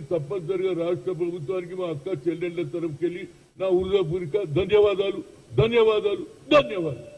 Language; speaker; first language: Telugu; native; Telugu